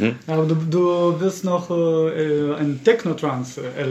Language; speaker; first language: German; non-native, fluent; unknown